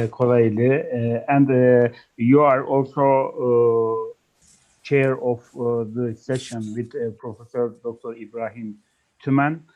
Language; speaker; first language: English; non-native, learner; Turkish